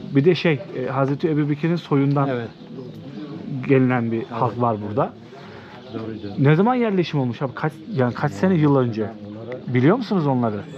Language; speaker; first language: Turkish; native; Turkish